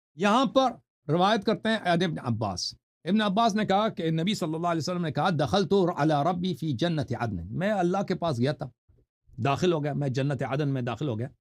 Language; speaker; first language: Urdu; non-native, fluent; Persian